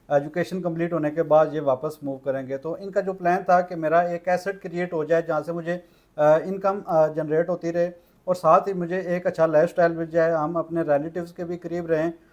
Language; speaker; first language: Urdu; non-native, local second language; Punjabi